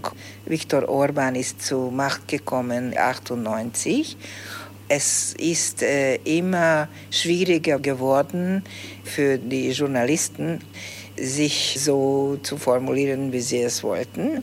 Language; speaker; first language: German; early bilingual, heritage; Hungarian